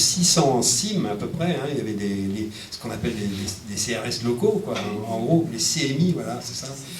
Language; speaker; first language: French; native; French